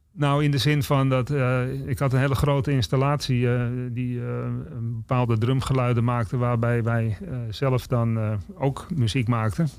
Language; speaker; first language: Dutch; native; Dutch